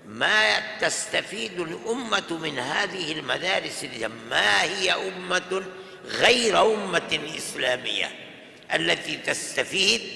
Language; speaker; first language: Arabic; non-native, fluent; Urdu